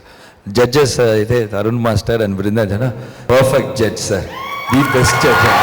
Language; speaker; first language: Telugu; non-native, fluent; Tamil